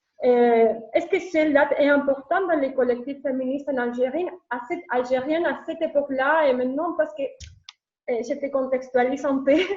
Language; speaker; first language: French; non-native, learner; Spanish